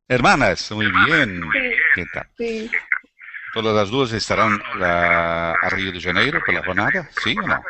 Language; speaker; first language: Spanish; non-native, learner; Portuguese